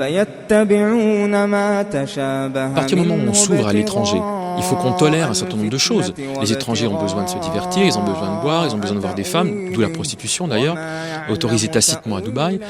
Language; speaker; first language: French; native; French